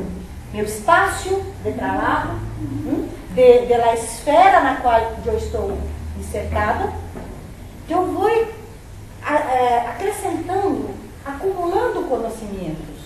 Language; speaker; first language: Spanish; non-native, fluent; Portuguese